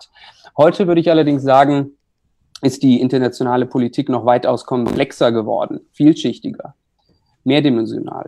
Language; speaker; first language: German; native; German